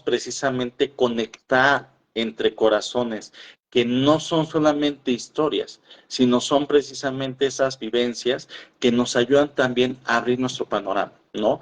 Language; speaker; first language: Spanish; native; Spanish